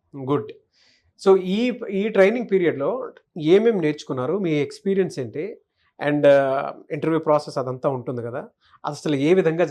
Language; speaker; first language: Telugu; native; Telugu